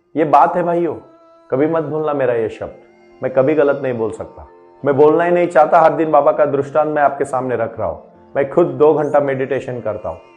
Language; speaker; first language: Hindi; non-native, local second language; Marathi